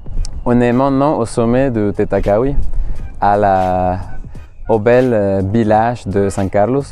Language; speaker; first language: French; non-native, fluent; Spanish